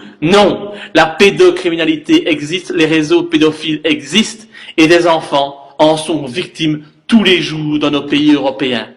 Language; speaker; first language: French; native; French